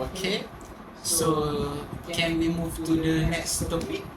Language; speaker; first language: English; non-native, learner; Malay